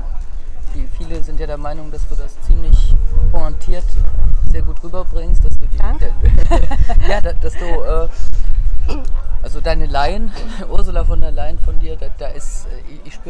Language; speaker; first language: German; native; German